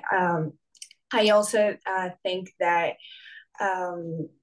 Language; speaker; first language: English; non-native, fluent; Spanish